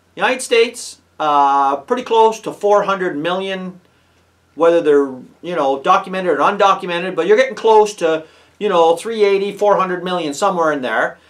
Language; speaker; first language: English; native; English